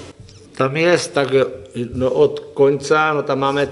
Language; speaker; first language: Polish; non-native, learner; Czech